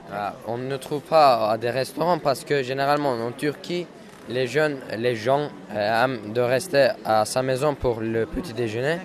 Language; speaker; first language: French; non-native, learner; Turkish